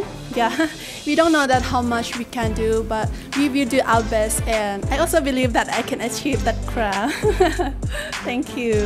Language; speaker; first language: English; non-native, fluent; Lao